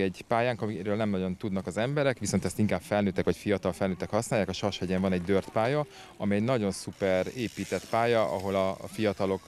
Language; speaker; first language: Hungarian; native; Hungarian